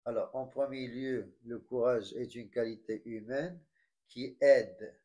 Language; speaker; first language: French; non-native, local second language; Arabic